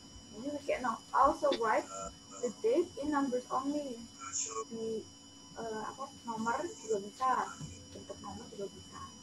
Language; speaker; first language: English; non-native, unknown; Indonesian